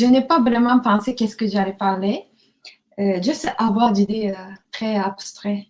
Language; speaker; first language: French; non-native, learner; Japanese